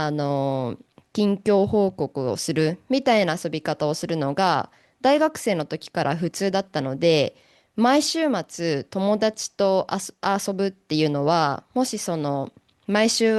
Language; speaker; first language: Japanese; native; Japanese